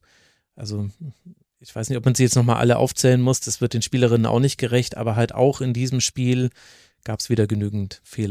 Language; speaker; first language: German; native; German